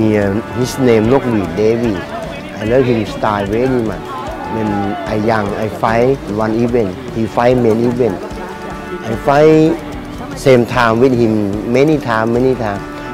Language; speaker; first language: English; non-native, learner; Thai